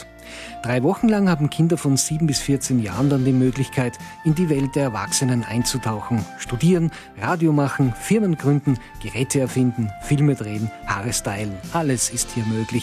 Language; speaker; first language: German; native; German